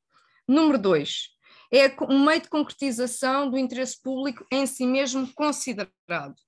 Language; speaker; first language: Portuguese; native; Portuguese